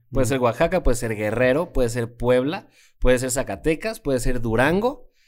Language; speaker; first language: Spanish; native; Spanish